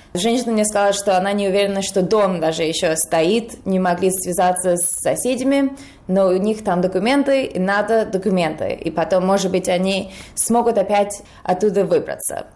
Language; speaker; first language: Russian; early bilingual, heritage; Russian